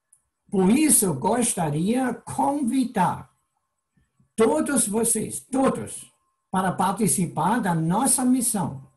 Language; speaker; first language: Portuguese; non-native, fluent; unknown